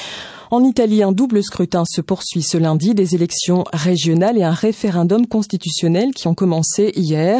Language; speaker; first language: French; native; French